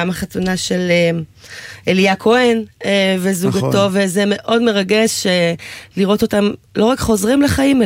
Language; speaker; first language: Hebrew; native; Hebrew